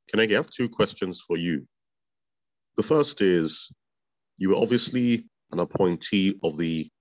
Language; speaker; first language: English; non-native, local second language; Bini